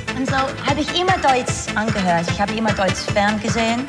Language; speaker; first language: German; non-native, learner; Dutch